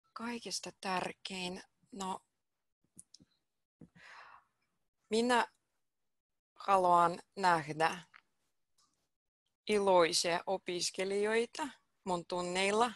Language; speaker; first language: Finnish; non-native, fluent; Russian